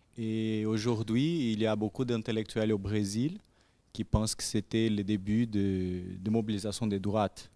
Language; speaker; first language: French; non-native, fluent; Portuguese